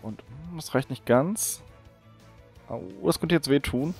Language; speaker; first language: German; native; German